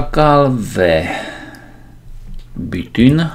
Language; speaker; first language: Turkish; non-native, learner; Slovak